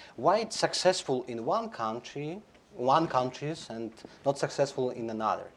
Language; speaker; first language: English; non-native, fluent; Belarusian